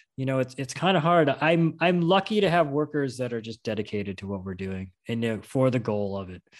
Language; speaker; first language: English; native; English